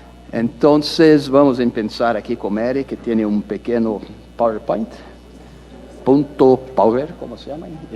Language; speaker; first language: Spanish; non-native, learner; Portuguese